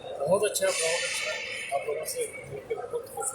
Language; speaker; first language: Hindi; non-native, fluent; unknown